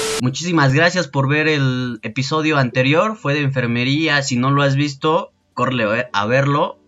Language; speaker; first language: Spanish; native; Spanish